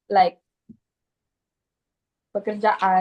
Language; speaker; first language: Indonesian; non-native, learner; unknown